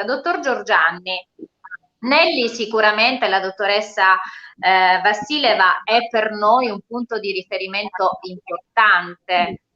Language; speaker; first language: Italian; native; Italian